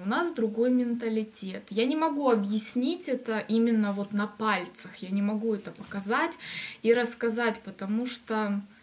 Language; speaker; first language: Russian; native; Russian